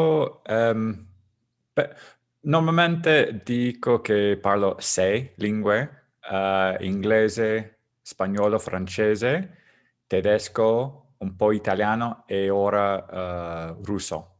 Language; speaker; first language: Italian; non-native, learner; English